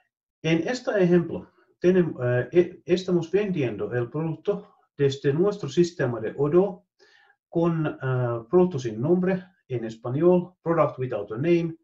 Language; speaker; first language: Spanish; non-native, fluent; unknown